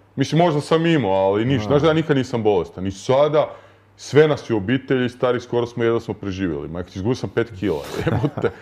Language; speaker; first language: Croatian; native; Croatian